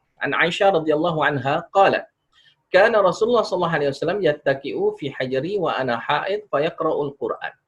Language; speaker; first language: Malay; native; Malay